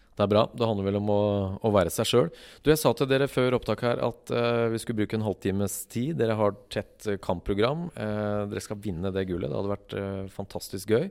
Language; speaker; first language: Norwegian; native; Norwegian